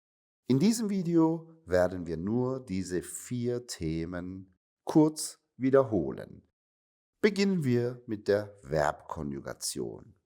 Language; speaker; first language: German; non-native, fluent; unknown